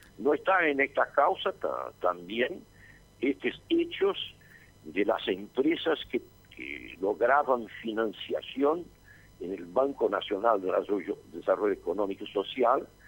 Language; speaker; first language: Spanish; non-native, fluent; Portuguese